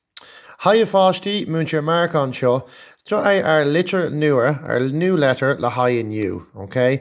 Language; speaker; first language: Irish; non-native, local second language; English